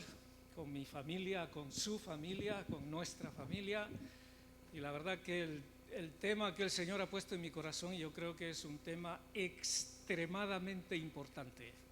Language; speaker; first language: Spanish; native; Spanish